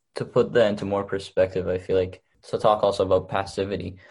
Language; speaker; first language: English; early bilingual, other home language; Arabic